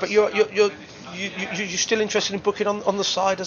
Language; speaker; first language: English; native; English